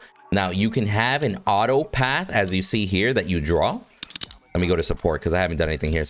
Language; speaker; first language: English; native; English